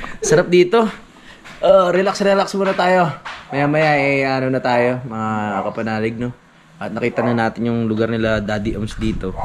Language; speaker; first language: Filipino; native; Filipino